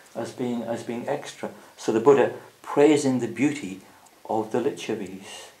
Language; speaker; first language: English; native; English